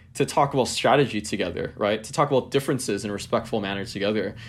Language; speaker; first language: English; non-native, local second language; Cantonese